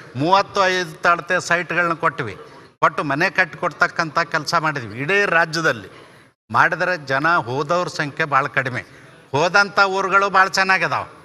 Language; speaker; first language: Kannada; native; Kannada